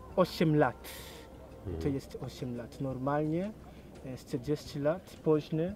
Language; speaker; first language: Polish; non-native, learner; Swahili